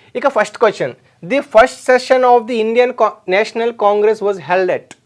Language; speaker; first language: Telugu; native; Telugu